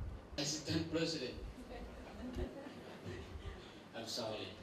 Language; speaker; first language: English; non-native, learner; Thai